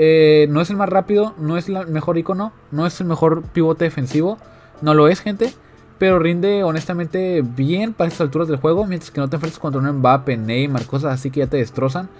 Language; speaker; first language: Spanish; native; Spanish